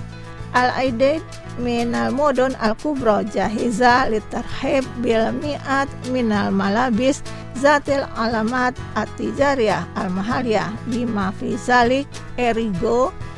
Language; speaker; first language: Arabic; non-native, fluent; Indonesian